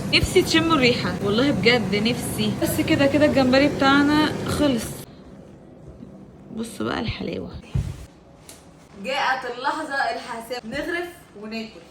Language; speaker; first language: Arabic; native; Arabic